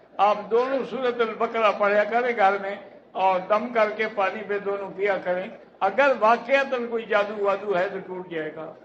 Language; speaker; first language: Urdu; native; Urdu